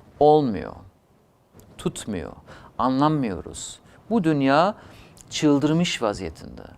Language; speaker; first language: Turkish; non-native, fluent; German